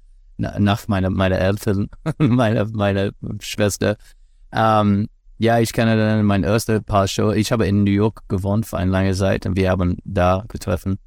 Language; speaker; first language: German; non-native, learner; English